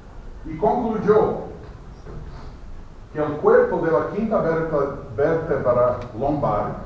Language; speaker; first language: Spanish; non-native, fluent; Portuguese